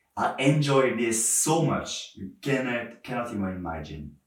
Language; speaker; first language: English; non-native, fluent; French